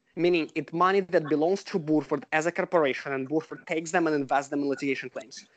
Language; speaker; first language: English; non-native, fluent; Russian